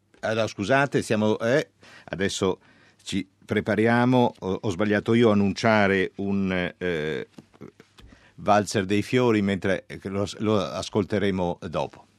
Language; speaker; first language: Italian; native; Italian